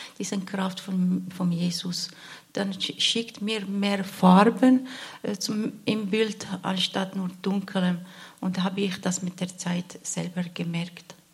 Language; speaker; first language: German; non-native, learner; Arabic